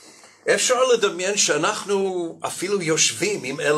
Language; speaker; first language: Hebrew; non-native, fluent; English